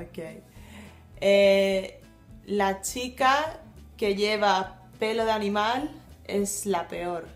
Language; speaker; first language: Spanish; non-native, fluent; English